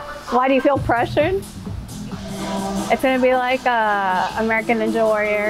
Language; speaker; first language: English; early bilingual, other home language; Spanish